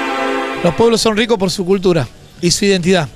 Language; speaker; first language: Spanish; native; Spanish